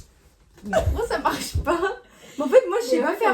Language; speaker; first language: French; native; French